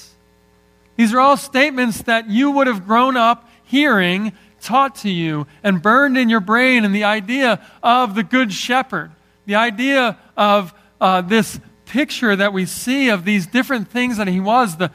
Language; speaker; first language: English; native; English